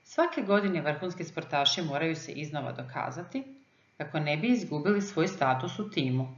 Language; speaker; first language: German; non-native, fluent; Croatian